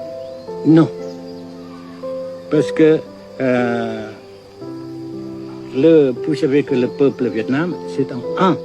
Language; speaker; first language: French; non-native, local second language; Vietnamese